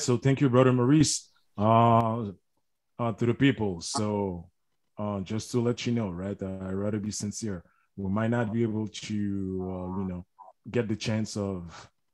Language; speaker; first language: English; native; English